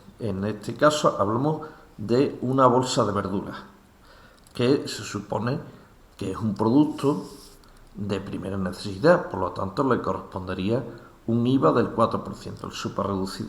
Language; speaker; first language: Spanish; native; Spanish